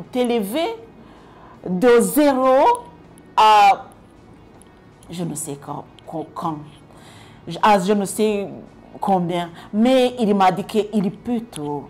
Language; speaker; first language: French; non-native, local second language; Kinyarwanda